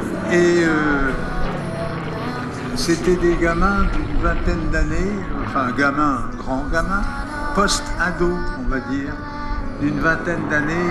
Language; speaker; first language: French; native; French